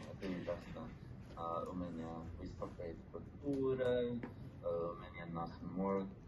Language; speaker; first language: Russian; non-native, learner; English